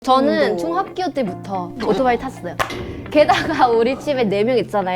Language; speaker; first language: Korean; non-native, fluent; Vietnamese